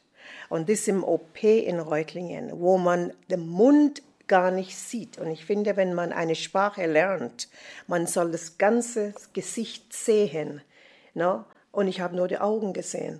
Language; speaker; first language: German; non-native, fluent; English